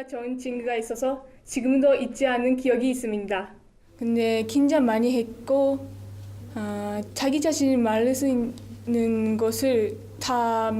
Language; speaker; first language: Korean; non-native, fluent; Japanese